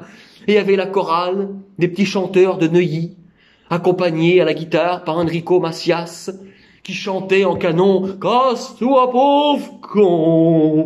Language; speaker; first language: French; native; French